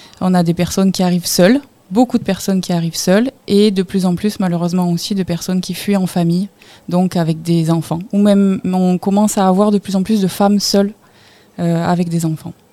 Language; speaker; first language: French; native; French